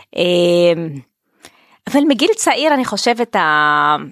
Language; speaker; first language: Hebrew; non-native, local second language; Arabic